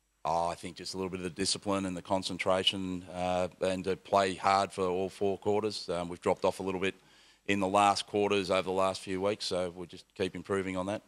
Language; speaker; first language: English; native; English